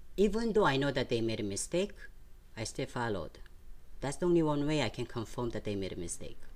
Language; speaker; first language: English; non-native, fluent; Korean